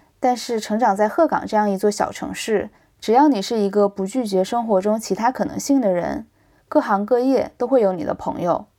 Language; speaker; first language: Chinese; native; Chinese